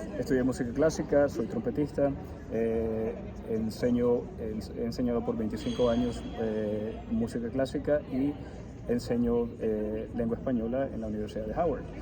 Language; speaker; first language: Spanish; early bilingual, heritage; Spanish